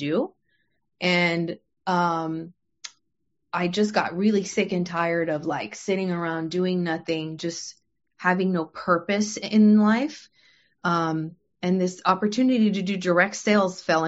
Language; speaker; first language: English; early bilingual, other home language; French